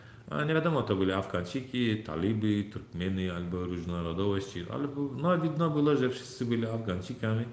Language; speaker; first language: Polish; non-native, learner; Turkmen